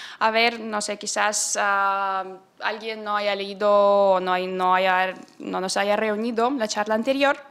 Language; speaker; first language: Spanish; non-native, fluent; Russian